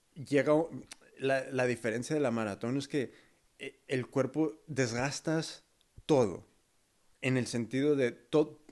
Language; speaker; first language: Spanish; early bilingual, heritage; Spanish